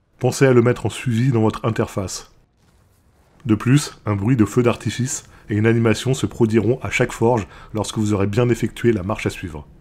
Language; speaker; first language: French; native; French